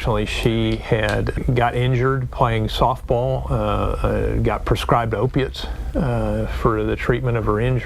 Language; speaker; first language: English; native; English